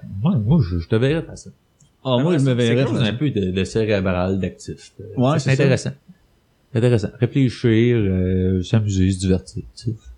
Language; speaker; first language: French; native; French